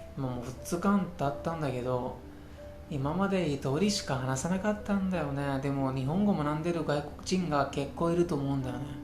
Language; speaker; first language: Japanese; non-native, fluent; Hindi